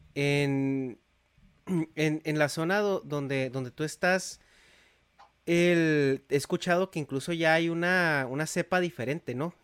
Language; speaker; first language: Spanish; native; Spanish